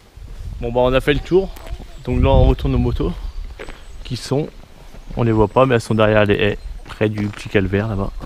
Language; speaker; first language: French; native; French